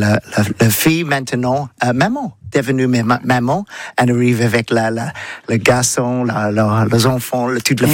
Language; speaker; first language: French; non-native, learner; English